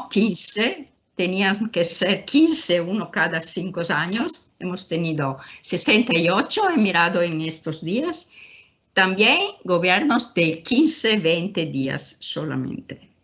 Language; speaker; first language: Spanish; non-native, fluent; Italian